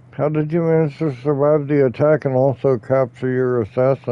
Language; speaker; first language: English; native; English